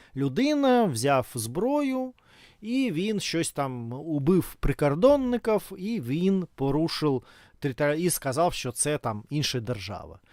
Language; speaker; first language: Ukrainian; non-native, local second language; Russian